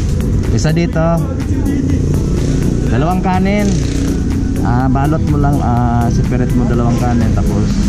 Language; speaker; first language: Filipino; non-native, local second language; Cebuano